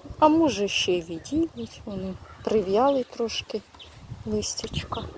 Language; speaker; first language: Ukrainian; native; Ukrainian